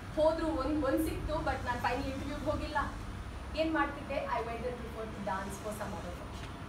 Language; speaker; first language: Kannada; non-native, local second language; Tamil